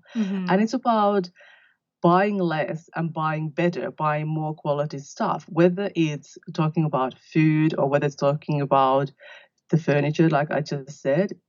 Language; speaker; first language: English; non-native, fluent; Finnish